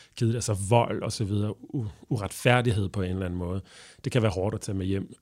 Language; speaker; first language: Danish; non-native, fluent; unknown